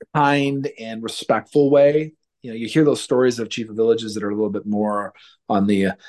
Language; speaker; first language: English; native; English